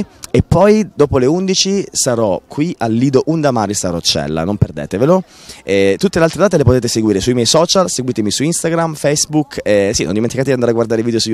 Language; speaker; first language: Italian; native; Italian